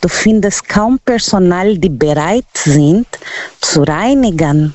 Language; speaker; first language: German; non-native, learner; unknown